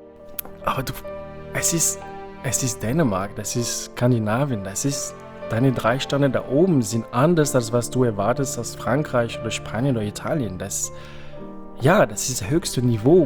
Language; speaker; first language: German; non-native, fluent; French